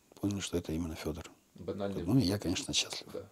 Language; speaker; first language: Russian; native; Russian